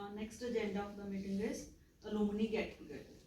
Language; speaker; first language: English; non-native, local second language; Punjabi